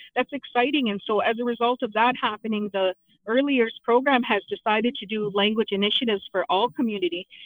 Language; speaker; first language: English; native; English